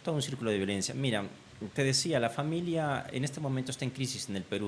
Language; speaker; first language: Spanish; native; Spanish